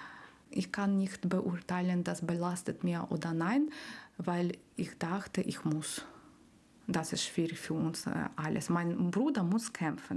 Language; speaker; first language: German; non-native, learner; Ukrainian